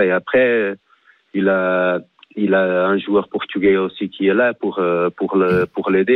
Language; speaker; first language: French; non-native, fluent; Portuguese